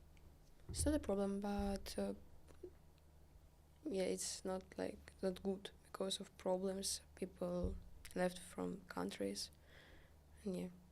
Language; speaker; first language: English; non-native, learner; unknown